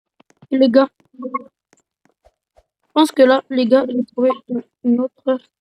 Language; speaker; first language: French; native; French